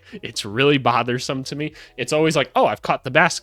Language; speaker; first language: English; native; English